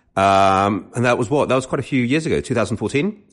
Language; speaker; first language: English; native; English